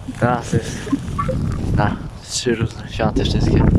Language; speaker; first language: Polish; native; Polish